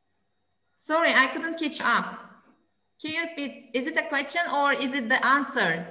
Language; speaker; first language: English; non-native, fluent; Uzbek